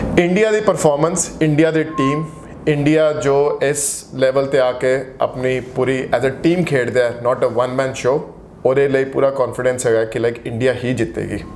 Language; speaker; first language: Hindi; non-native, local second language; Punjabi